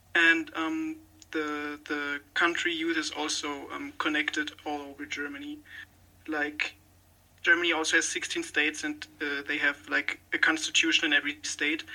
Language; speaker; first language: English; non-native, fluent; German